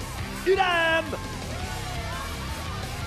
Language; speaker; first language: Spanish; native; Spanish